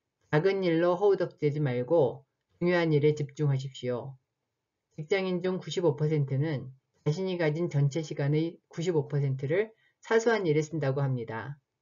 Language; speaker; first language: Korean; native; Korean